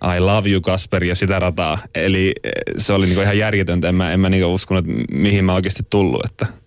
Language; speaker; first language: Finnish; native; Finnish